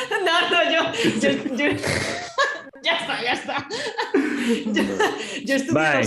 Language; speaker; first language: Spanish; non-native, learner; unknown